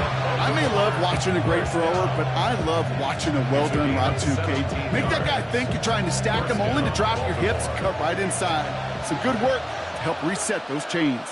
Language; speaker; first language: English; native; English